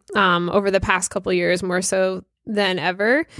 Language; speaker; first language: English; native; English